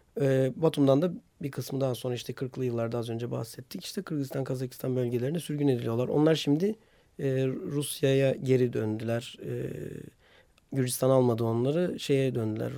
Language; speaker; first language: Turkish; non-native, local second language; Armenian